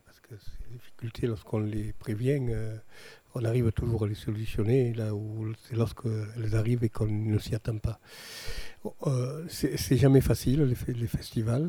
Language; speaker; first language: French; native; French